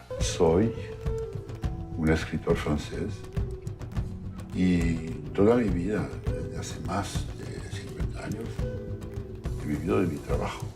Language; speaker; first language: Spanish; non-native, fluent; French